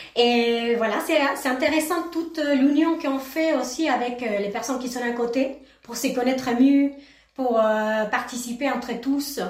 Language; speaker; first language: French; non-native, fluent; Spanish